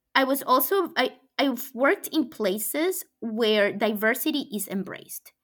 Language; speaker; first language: English; non-native, fluent; Spanish